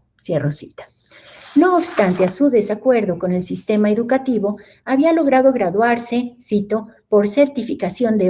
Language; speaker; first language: Spanish; native; Spanish